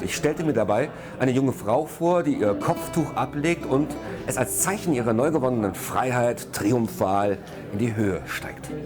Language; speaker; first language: German; native; German